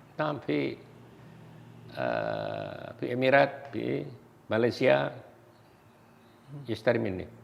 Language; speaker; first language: Arabic; non-native, learner; Indonesian